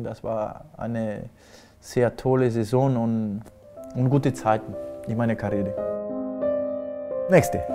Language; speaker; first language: German; non-native, fluent; Spanish